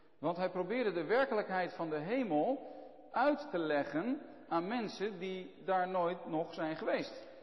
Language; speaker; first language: Dutch; native; Dutch